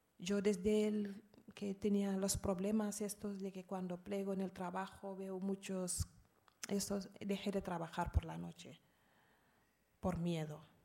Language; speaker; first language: Spanish; non-native, fluent; Arabic